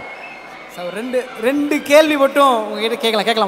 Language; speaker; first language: Tamil; native; Tamil